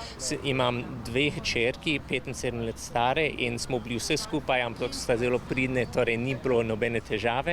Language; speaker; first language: Slovenian; non-native, learner; English